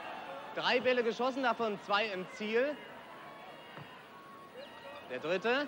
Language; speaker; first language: German; native; German